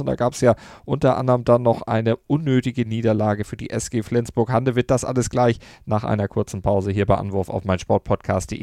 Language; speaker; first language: German; native; German